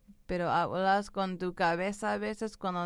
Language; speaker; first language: Spanish; early bilingual, heritage; English